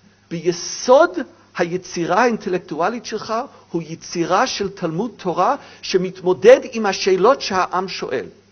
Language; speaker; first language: Hebrew; non-native, fluent; English